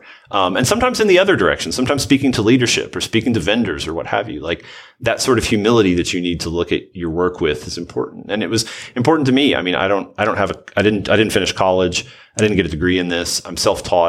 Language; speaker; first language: English; native; English